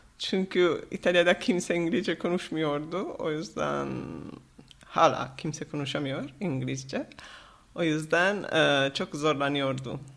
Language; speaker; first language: Turkish; non-native, fluent; Italian